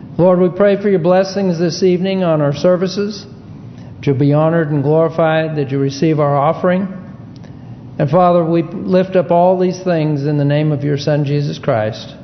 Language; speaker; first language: English; native; English